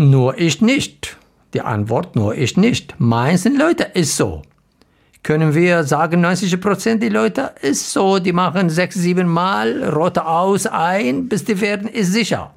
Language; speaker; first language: German; non-native, learner; Arabic